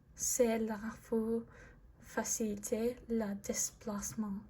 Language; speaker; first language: French; non-native, learner; English